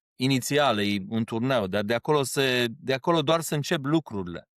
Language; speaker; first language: Romanian; early bilingual, heritage; Romanian